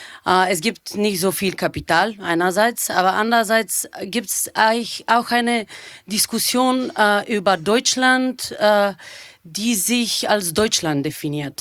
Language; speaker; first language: German; non-native, fluent; Bulgarian